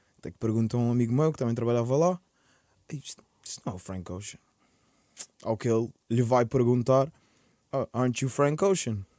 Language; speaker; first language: Portuguese; native; Portuguese